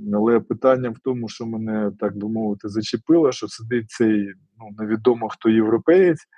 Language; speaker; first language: Ukrainian; non-native, local second language; Russian